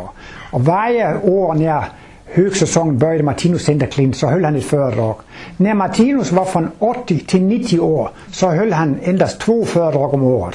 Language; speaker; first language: Swedish; non-native, fluent; Danish